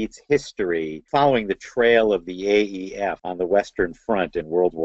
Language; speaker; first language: English; native; English